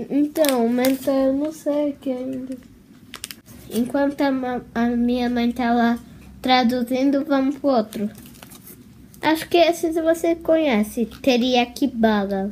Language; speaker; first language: Portuguese; early bilingual, heritage; Portuguese